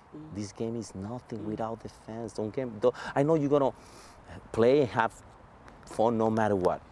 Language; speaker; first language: English; non-native, fluent; Spanish